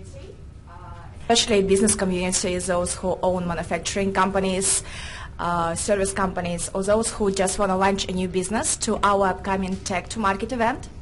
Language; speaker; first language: English; non-native, fluent; Russian